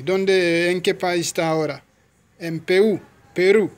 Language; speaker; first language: Spanish; non-native, learner; Haitian Creole